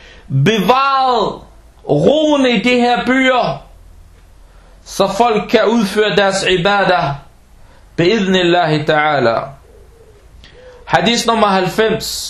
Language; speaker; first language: Danish; early bilingual, other home language; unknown